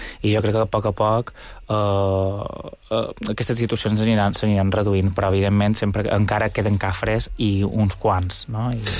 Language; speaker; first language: Catalan; native; Catalan